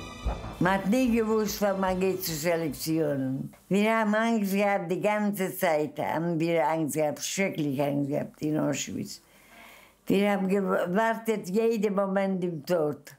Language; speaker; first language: German; non-native, fluent; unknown